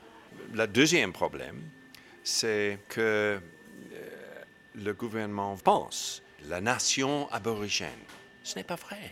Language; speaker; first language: French; non-native, learner; English